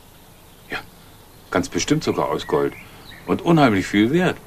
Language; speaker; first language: German; native; German